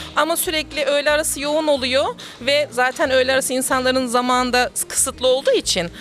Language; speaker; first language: Turkish; native; Turkish